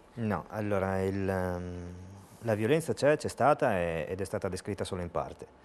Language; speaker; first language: Italian; native; Italian